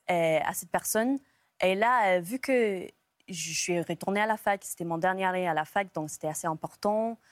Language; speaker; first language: French; non-native, fluent; English